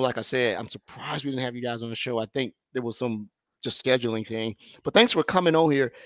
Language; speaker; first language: English; native; English